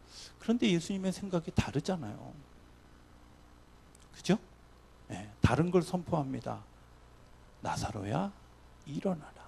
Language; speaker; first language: Korean; native; Korean